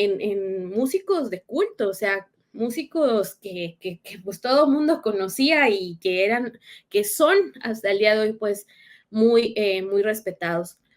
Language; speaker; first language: Spanish; native; Spanish